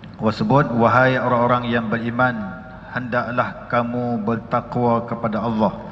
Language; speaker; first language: Malay; native; Malay